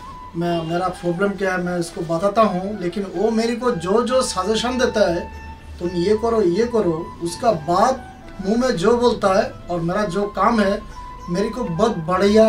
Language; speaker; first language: Hindi; non-native, learner; Nepali